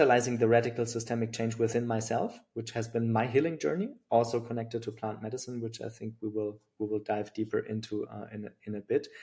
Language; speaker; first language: English; non-native, fluent; German